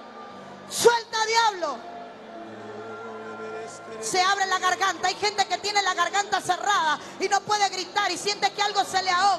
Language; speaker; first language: Spanish; native; Spanish